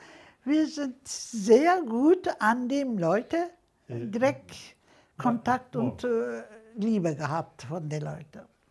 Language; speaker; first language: German; non-native, learner; Turkish